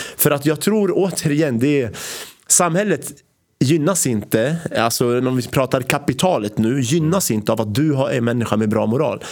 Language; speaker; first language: Swedish; early bilingual, other home language; Arabic